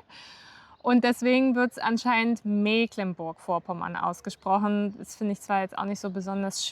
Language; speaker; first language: German; native; German